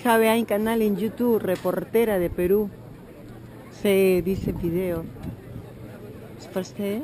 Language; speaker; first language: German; non-native, learner; Spanish